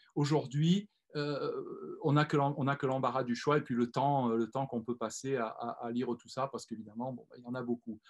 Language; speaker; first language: French; native; French